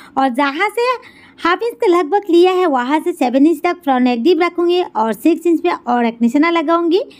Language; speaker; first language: Hindi; native; Hindi